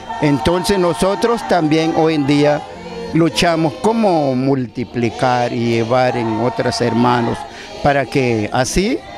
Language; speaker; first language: Spanish; non-native, local second language; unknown